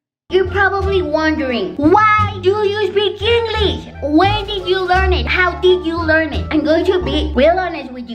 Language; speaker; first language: English; non-native, fluent; Spanish